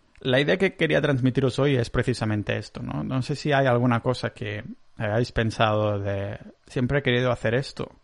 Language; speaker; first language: Spanish; non-native, local second language; Catalan